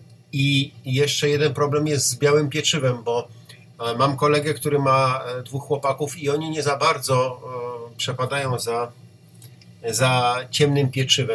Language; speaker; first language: Polish; native; Polish